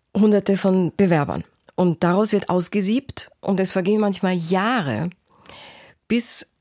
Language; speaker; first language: German; native; German